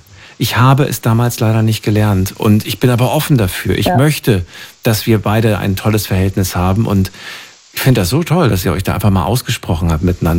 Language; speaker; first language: German; native; German